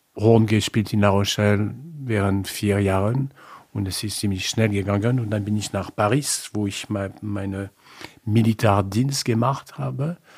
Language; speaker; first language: German; non-native, fluent; French